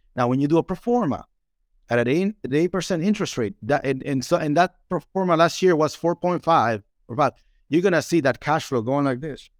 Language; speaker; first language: English; non-native, fluent; Spanish